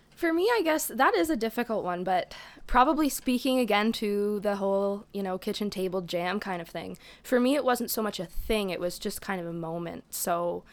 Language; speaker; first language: English; native; English